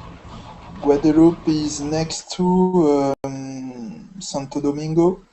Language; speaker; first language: English; non-native, fluent; French